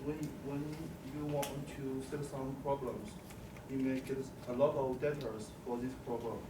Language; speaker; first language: English; non-native, learner; Chinese